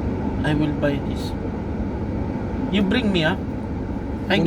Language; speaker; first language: English; non-native, local second language; Arabic